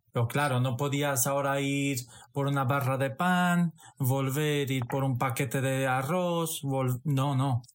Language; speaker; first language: Spanish; non-native, fluent; Romanian